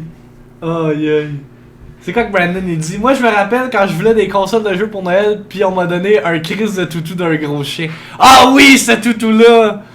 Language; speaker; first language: French; native; French